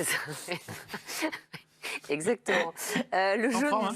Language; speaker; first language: French; native; French